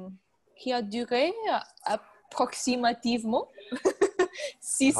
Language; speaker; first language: French; non-native, learner; English